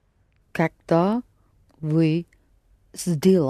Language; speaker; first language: Russian; non-native, learner; English